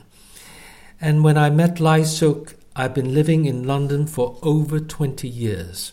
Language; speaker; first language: English; non-native, local second language; Cantonese